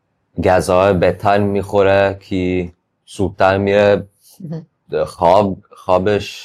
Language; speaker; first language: Persian; early bilingual, heritage; English